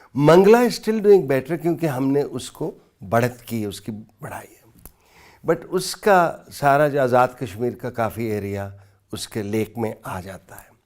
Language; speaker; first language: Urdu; non-native, local second language; Punjabi